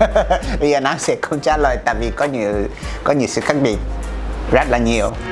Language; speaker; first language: Vietnamese; non-native, fluent; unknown